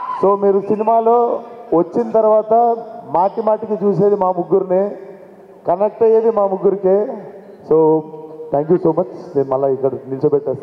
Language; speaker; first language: Telugu; native; Telugu